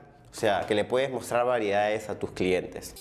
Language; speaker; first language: Spanish; native; Spanish